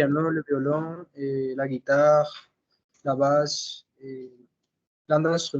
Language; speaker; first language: French; non-native, fluent; Spanish